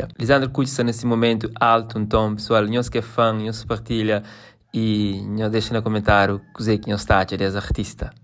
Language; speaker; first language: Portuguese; non-native, local second language; Kabuverdianu